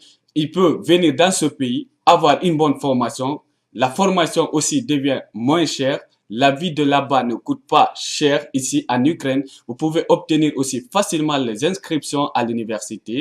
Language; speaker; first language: French; non-native, local second language; Arabic